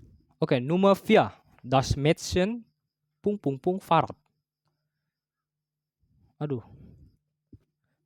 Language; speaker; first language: German; non-native, learner; Indonesian